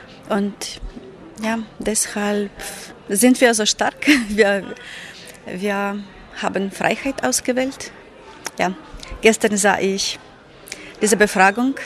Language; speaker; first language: German; non-native, fluent; Ukrainian